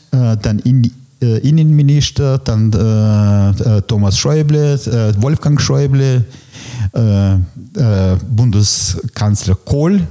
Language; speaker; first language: German; non-native, fluent; Russian